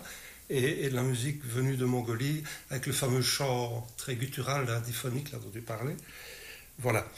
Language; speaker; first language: French; native; French